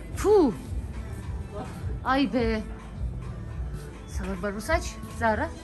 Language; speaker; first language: Turkish; non-native, learner; Russian